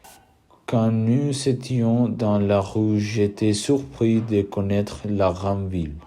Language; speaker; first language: French; non-native, learner; Spanish